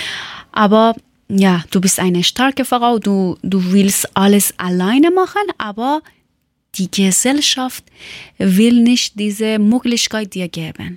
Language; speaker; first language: German; non-native, learner; Persian